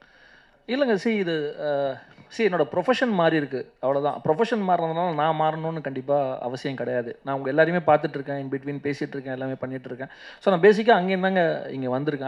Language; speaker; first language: Tamil; native; Tamil